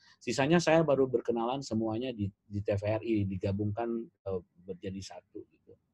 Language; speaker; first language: Indonesian; native; Indonesian